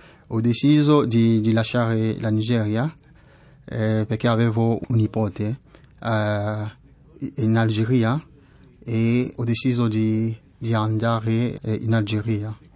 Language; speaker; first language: Italian; non-native, fluent; French